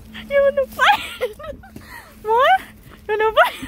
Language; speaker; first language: English; non-native, learner; Khmer